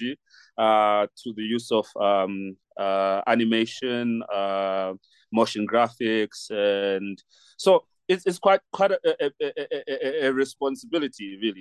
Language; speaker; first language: English; non-native, local second language; Shona